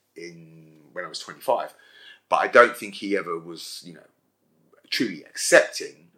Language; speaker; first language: English; native; English